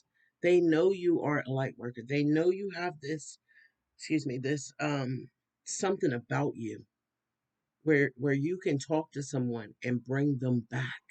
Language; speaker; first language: English; native; English